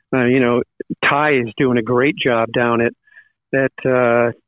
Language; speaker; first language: English; native; English